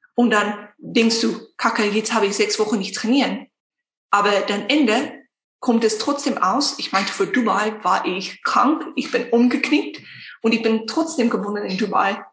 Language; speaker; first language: German; non-native, fluent; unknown